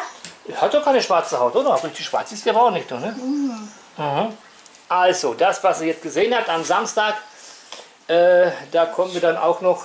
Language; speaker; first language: German; native; German